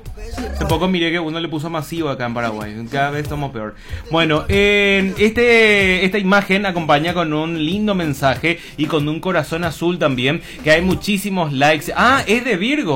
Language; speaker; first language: Spanish; native; Spanish